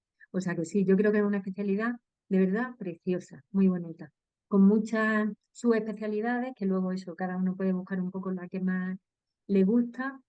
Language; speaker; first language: Spanish; native; Spanish